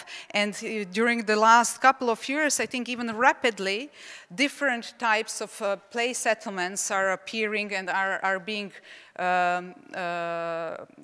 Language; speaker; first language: English; non-native, fluent; Czech